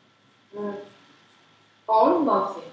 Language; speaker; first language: English; non-native, learner; Portuguese